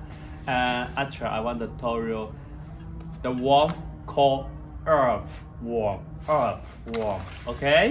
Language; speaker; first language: English; non-native, learner; Chinese